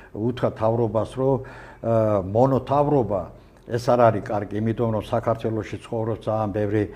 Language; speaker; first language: Georgian; non-native, local second language; Azerbaijani